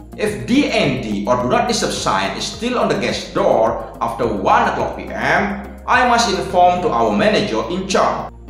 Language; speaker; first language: English; non-native, fluent; Indonesian